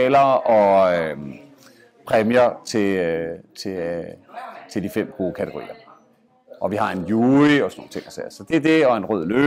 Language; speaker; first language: Danish; native; Danish